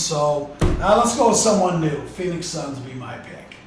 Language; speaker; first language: English; native; English